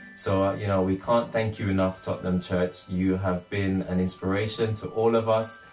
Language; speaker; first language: English; native; English